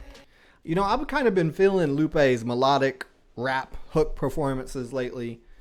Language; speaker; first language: English; native; English